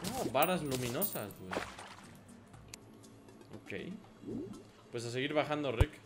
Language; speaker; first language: Spanish; native; Spanish